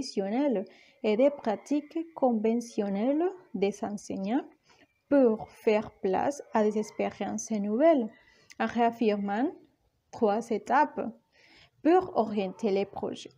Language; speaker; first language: French; non-native, fluent; Spanish